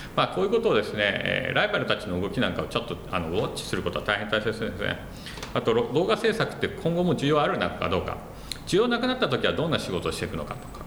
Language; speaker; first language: Japanese; non-native, fluent; English